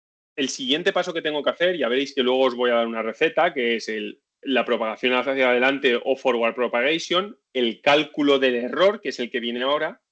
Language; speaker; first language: Spanish; native; Spanish